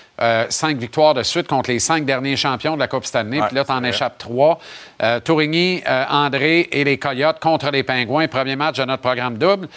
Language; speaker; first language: French; native; French